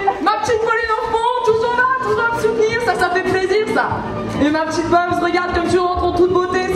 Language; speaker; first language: French; native; French